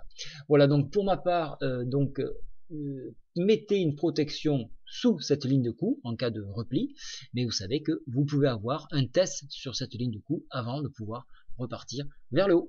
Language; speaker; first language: French; native; French